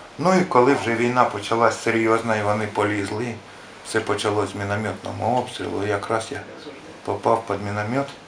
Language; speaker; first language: Ukrainian; non-native, local second language; Russian